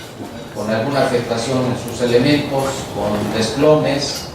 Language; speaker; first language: Spanish; native; Spanish